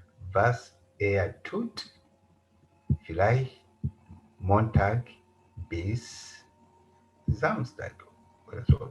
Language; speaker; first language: German; non-native, fluent; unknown